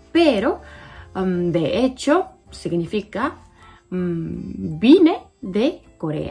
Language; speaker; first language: Spanish; non-native, learner; Korean